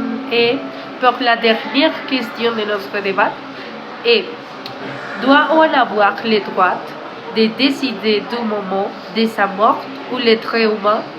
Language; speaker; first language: French; non-native, learner; Spanish